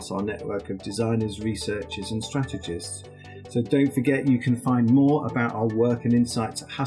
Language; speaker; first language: English; native; English